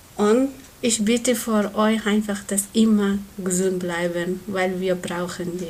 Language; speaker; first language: German; non-native, learner; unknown